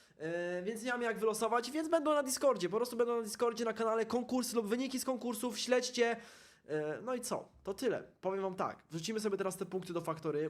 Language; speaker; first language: Polish; native; Polish